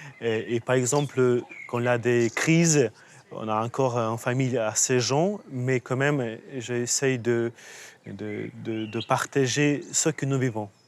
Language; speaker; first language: French; non-native, fluent; Ukrainian